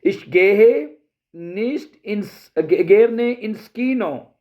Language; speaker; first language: German; non-native, fluent; Urdu